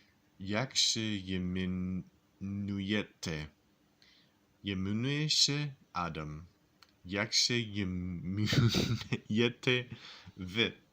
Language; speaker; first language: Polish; non-native, learner; English